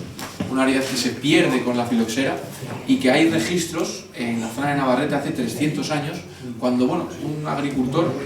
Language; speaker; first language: Spanish; native; Spanish